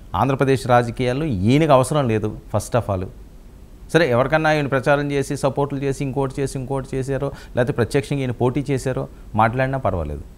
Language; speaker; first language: Telugu; native; Telugu